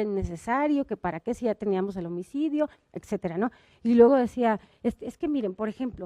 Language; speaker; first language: Spanish; native; Spanish